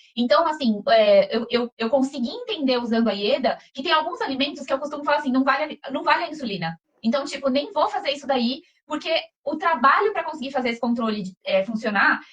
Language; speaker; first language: Portuguese; native; Portuguese